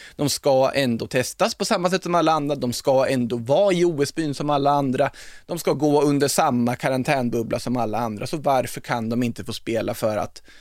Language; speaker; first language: Swedish; native; Swedish